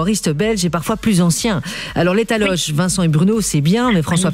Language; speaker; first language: French; native; French